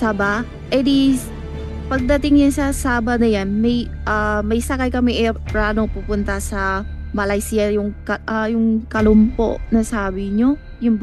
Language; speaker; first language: Filipino; non-native, learner; Chinese